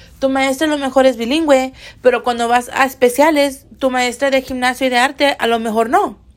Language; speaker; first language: Spanish; early bilingual, heritage; Spanish